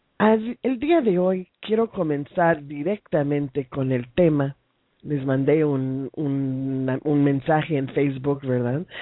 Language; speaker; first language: Spanish; non-native, fluent; English